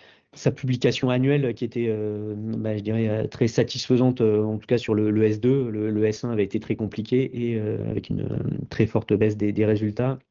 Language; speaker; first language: French; native; French